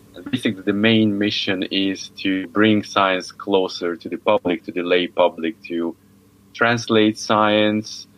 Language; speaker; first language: English; non-native, fluent; Hungarian